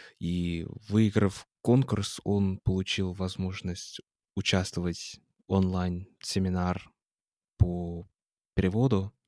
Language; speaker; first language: Russian; non-native, fluent; English